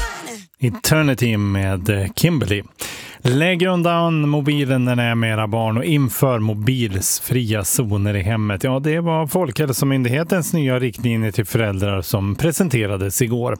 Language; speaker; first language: Swedish; native; Swedish